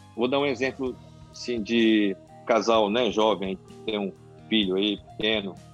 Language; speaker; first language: Portuguese; non-native, local second language; Japanese